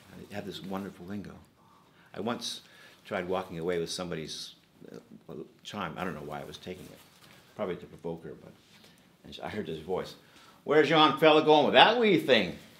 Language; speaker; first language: English; native; English